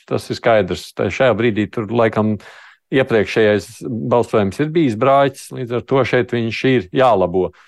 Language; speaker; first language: Latvian; native; Latvian